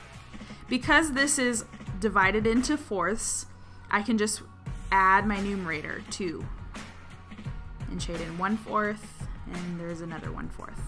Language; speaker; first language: English; native; English